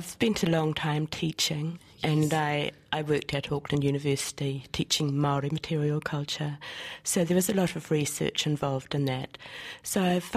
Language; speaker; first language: English; native; English